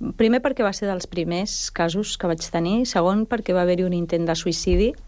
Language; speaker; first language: Catalan; non-native, local second language; Spanish